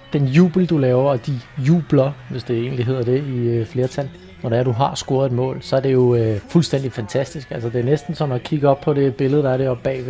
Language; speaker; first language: Danish; native; Danish